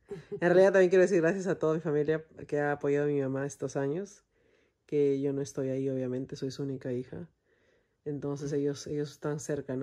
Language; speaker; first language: Spanish; native; Spanish